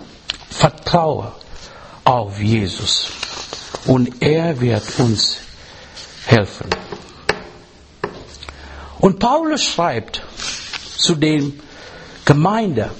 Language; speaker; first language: German; non-native, learner; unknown